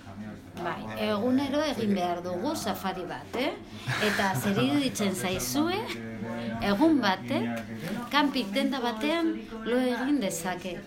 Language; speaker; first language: Basque; non-native, learner; Spanish